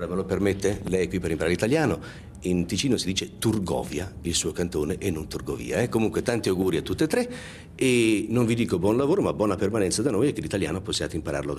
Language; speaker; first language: Italian; native; Italian